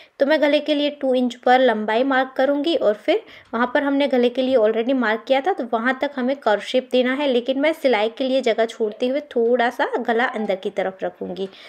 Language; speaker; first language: Hindi; non-native, local second language; Gujarati